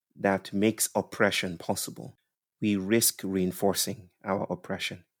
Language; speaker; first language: English; non-native, local second language; Yoruba